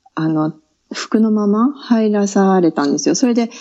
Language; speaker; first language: Japanese; native; Japanese